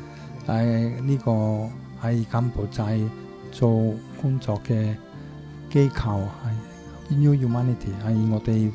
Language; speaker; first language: Cantonese; non-native, fluent; Italian